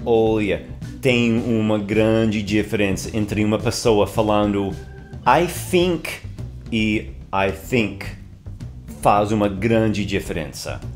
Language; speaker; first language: Portuguese; non-native, fluent; English